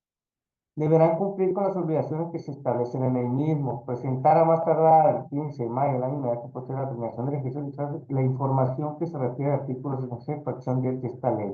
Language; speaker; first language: Spanish; native; Spanish